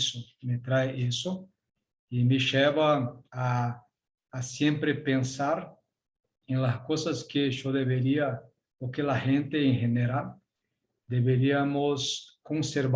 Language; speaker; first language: Spanish; non-native, learner; Portuguese